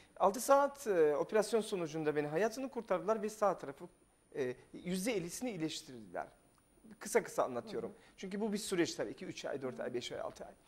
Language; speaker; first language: Turkish; non-native, fluent; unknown